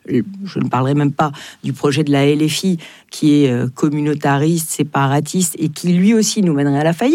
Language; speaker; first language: French; native; French